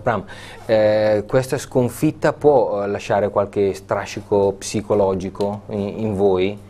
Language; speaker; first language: Italian; native; Italian